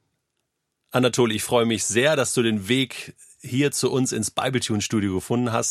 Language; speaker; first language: German; native; German